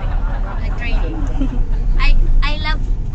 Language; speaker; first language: English; non-native, local second language; Filipino